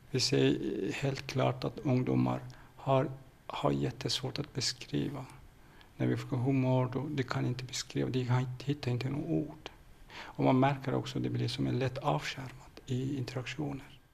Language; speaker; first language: Swedish; non-native, fluent; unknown